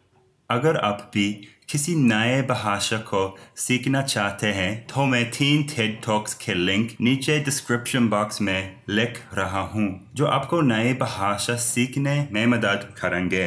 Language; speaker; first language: Hindi; non-native, learner; English